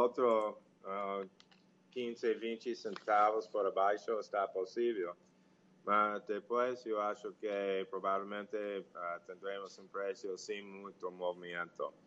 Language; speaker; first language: Portuguese; non-native, fluent; English